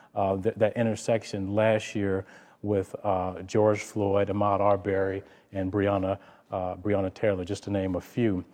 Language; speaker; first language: English; native; English